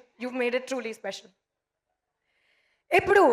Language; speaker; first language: Telugu; non-native, learner; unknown